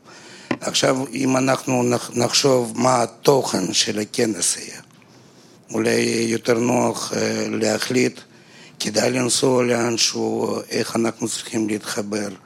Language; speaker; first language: Hebrew; non-native, fluent; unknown